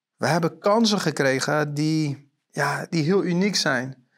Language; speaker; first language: Dutch; native; Dutch